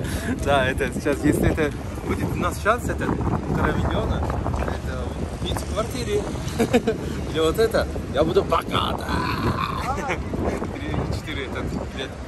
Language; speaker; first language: Russian; non-native, learner; Turkish